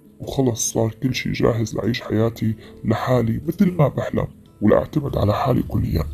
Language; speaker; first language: Arabic; native; Arabic